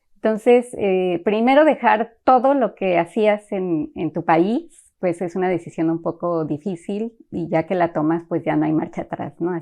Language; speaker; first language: Spanish; native; Spanish